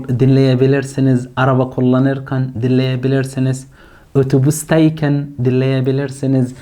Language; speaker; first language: Turkish; non-native, fluent; Arabic